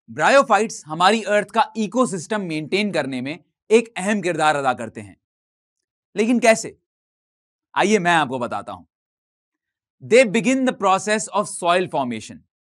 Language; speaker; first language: Urdu; native; Urdu